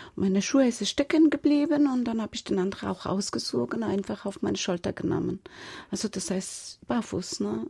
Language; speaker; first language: German; non-native, fluent; Persian